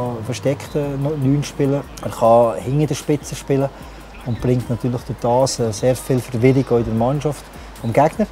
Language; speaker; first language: German; native; German